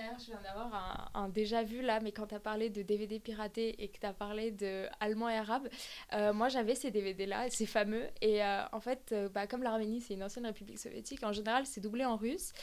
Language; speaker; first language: French; early bilingual, other home language; Armenian